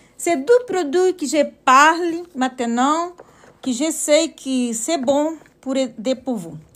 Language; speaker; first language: French; non-native, learner; Portuguese